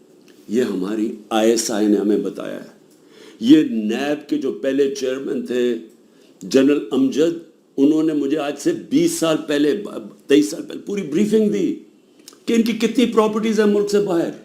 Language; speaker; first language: Urdu; native; Urdu